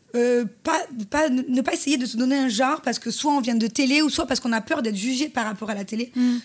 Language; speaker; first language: French; native; French